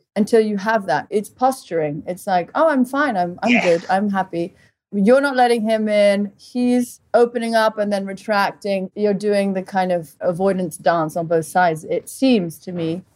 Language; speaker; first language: English; early bilingual, other home language; Portuguese